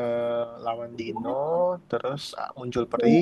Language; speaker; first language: Indonesian; native; Indonesian